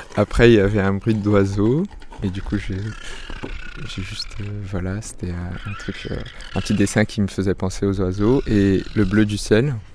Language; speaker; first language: French; non-native, fluent; Portuguese